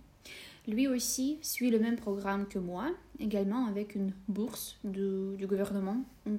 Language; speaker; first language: French; non-native, fluent; Russian